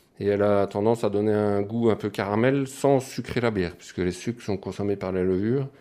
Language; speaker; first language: French; native; French